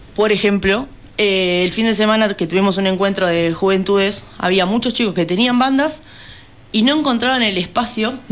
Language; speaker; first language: Spanish; native; Spanish